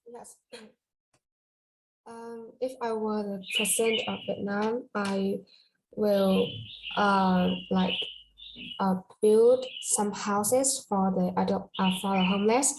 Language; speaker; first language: English; non-native, learner; Vietnamese